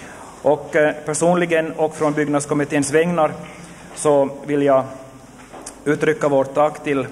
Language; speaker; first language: Swedish; native; Swedish